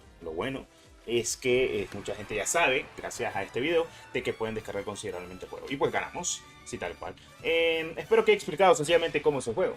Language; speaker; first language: Spanish; native; Spanish